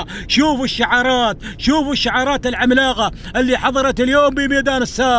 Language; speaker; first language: Arabic; native; Arabic